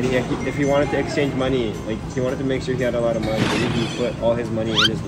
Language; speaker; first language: English; non-native, fluent; Japanese